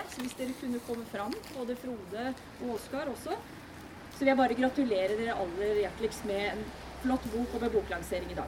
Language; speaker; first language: Norwegian; native; Norwegian